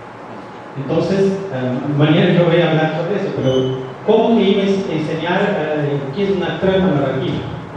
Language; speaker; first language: Spanish; non-native, fluent; Portuguese